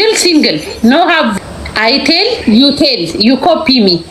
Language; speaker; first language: English; non-native, learner; Amharic